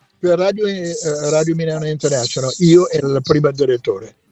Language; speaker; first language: Italian; non-native, fluent; English